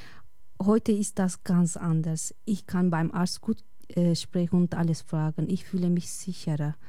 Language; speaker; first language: German; non-native, fluent; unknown